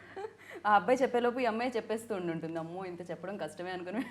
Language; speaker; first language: Telugu; native; Telugu